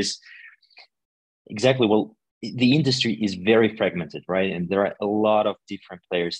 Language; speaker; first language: English; non-native, fluent; Russian